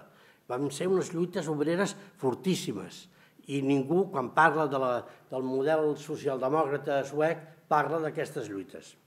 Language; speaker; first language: Catalan; native; Catalan